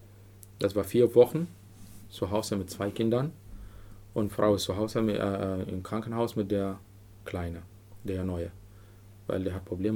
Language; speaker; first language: German; non-native, learner; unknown